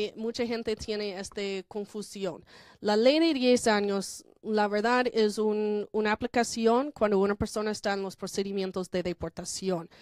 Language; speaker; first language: Spanish; non-native, fluent; English